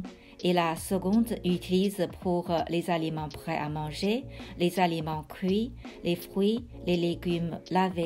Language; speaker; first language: French; non-native, fluent; Chinese